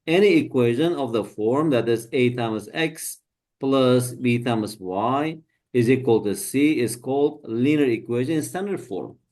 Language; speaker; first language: English; non-native, fluent; Uzbek